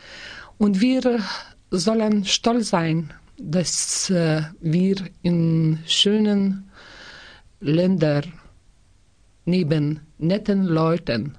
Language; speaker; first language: German; non-native, learner; Lithuanian